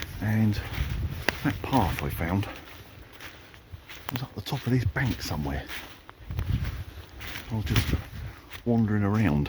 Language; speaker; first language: English; native; English